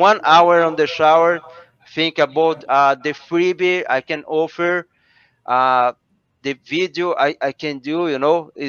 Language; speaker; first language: English; non-native, learner; Portuguese